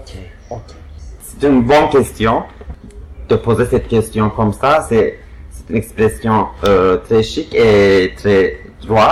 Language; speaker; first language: French; non-native, fluent; Turkish